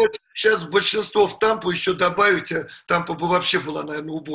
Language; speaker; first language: Russian; native; Russian